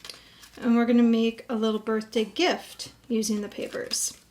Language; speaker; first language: English; native; English